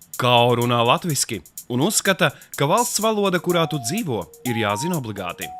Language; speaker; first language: Latvian; native; Latvian